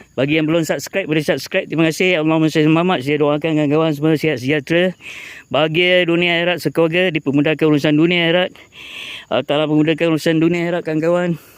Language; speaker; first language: Malay; native; Malay